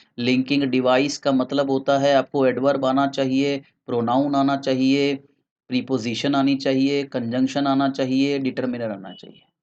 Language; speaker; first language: Hindi; native; Hindi